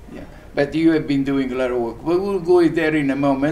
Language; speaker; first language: English; early bilingual, other home language; Italian